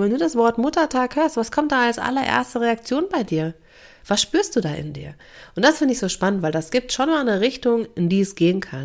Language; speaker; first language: German; native; German